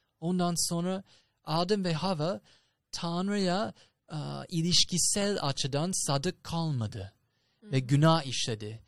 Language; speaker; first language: Turkish; non-native, fluent; English